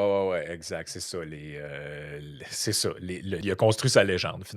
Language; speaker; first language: French; native; French